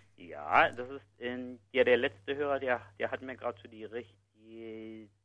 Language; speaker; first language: German; native; German